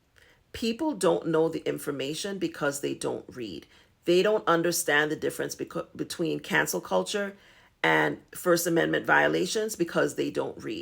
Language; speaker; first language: English; native; English